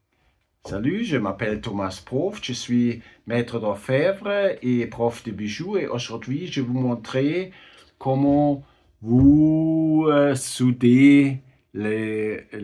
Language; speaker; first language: French; non-native, learner; German